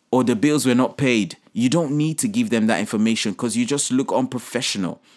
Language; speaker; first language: English; non-native, local second language; Yoruba